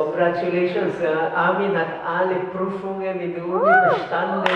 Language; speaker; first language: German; non-native, fluent; Filipino